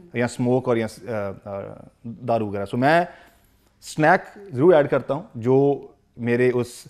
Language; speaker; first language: Hindi; non-native, local second language; Punjabi